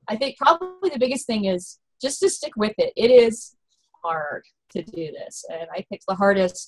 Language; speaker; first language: English; native; English